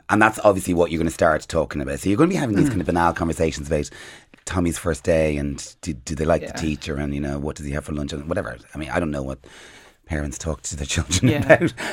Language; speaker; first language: English; native; English